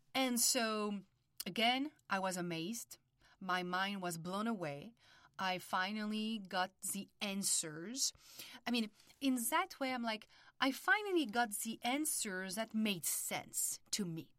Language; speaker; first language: English; non-native, fluent; French